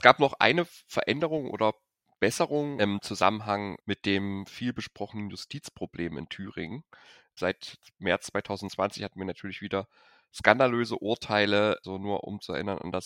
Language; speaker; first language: German; native; German